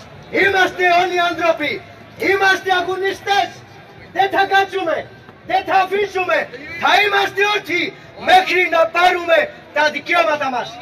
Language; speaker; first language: Greek; non-native, fluent; Urdu